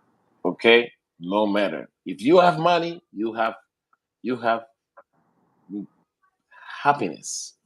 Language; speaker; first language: English; non-native, learner; Spanish